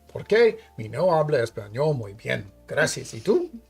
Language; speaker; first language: Spanish; non-native, learner; English